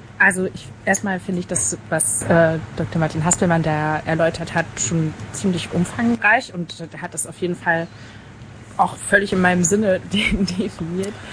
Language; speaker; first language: German; native; German